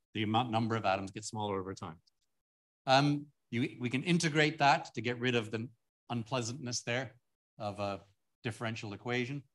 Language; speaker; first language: English; native; English